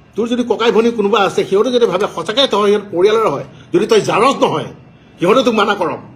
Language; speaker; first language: Assamese; native; Assamese